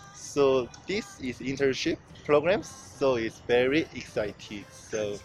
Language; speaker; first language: English; non-native, learner; Korean